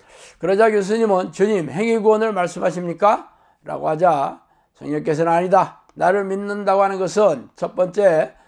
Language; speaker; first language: Korean; native; Korean